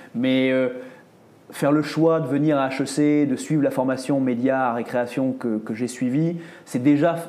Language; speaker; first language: French; native; French